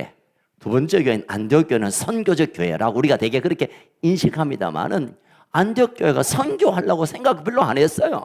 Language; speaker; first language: Korean; native; Korean